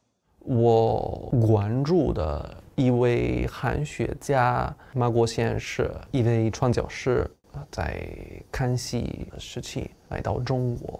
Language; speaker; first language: Chinese; non-native, fluent; Italian